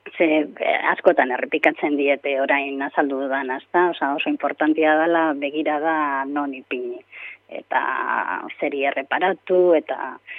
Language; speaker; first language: Basque; non-native, local second language; Spanish